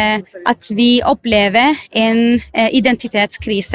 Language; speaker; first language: Norwegian; non-native, fluent; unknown